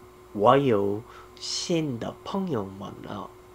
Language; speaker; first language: Chinese; non-native, learner; Korean